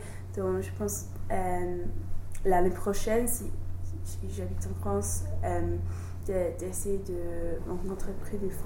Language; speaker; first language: French; non-native, learner; English